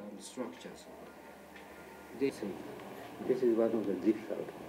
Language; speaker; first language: English; non-native, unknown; Japanese